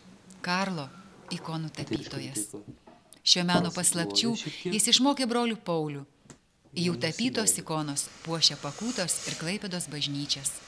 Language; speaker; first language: Lithuanian; native; Lithuanian